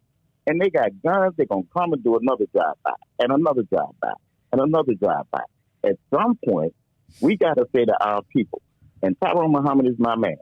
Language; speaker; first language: English; native; English